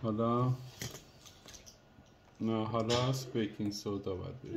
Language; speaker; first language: Persian; native; Persian